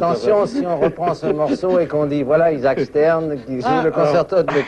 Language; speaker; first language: French; native; French